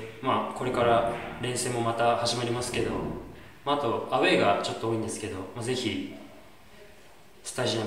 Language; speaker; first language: Japanese; native; Japanese